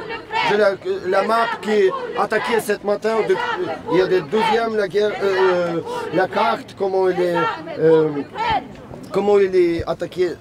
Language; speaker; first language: French; non-native, learner; Ukrainian